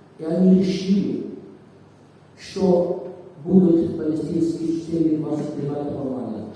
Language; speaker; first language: Russian; non-native, fluent; Arabic